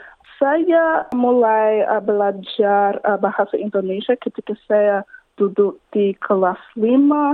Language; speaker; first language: Indonesian; non-native, learner; English